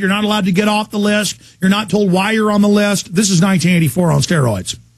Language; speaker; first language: English; native; English